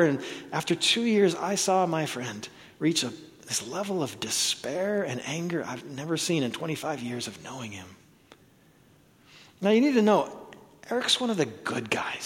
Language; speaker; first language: English; native; English